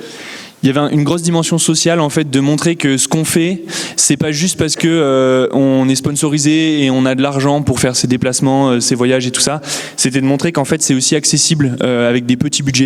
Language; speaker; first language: French; native; French